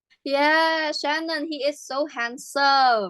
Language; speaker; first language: English; non-native, fluent; Indonesian